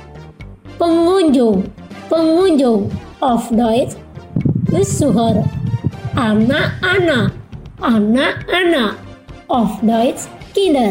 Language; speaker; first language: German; non-native, fluent; Indonesian